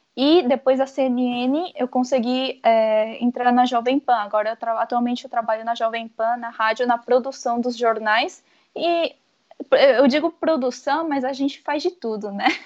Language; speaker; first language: Portuguese; early bilingual, other home language; Korean